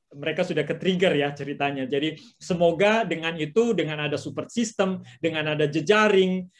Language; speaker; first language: Indonesian; native; Indonesian